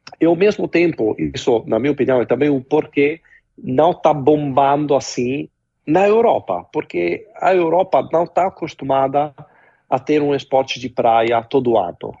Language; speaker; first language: Portuguese; non-native, fluent; Italian